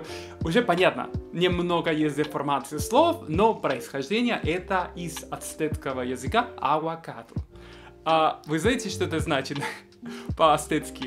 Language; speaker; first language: Russian; non-native, fluent; Spanish